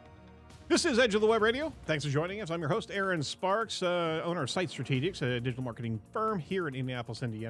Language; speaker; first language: English; native; English